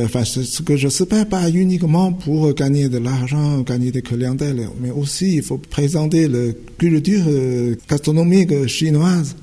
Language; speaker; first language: French; non-native, fluent; Chinese